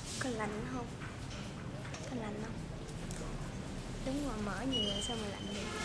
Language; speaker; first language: Vietnamese; native; Vietnamese